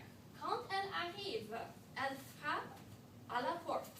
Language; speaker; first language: French; non-native, fluent; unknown